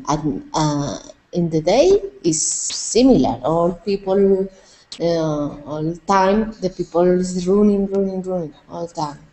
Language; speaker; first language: English; non-native, learner; Spanish